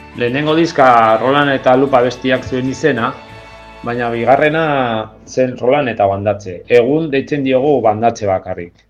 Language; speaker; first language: Basque; non-native, local second language; Spanish